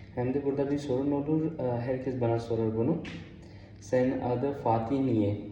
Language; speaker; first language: Turkish; non-native, fluent; Urdu